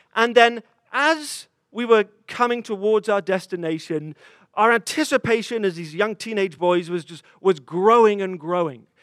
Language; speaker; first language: English; native; English